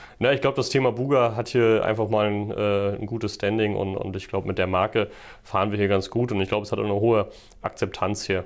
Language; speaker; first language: German; native; German